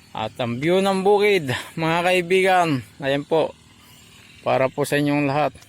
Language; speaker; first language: Filipino; native; Filipino